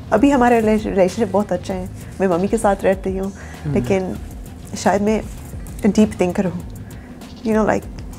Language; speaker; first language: Hindi; early bilingual, heritage; Urdu